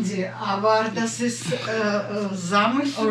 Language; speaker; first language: German; non-native, learner; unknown